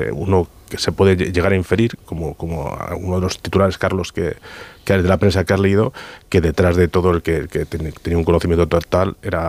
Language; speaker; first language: Spanish; native; Spanish